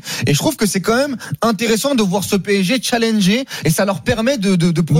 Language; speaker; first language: French; native; French